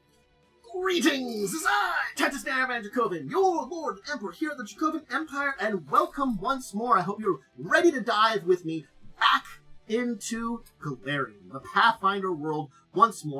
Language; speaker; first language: English; native; English